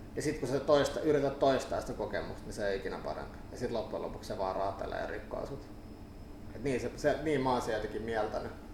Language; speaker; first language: Finnish; native; Finnish